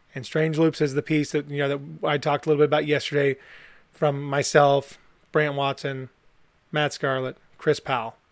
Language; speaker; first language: English; native; English